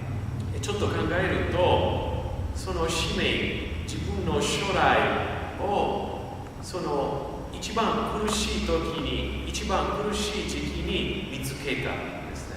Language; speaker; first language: Japanese; non-native, fluent; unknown